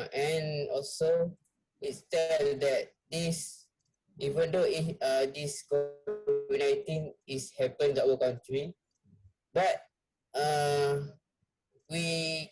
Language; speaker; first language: English; non-native, local second language; Malay